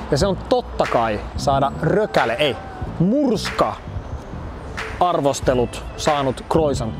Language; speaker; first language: Finnish; native; Finnish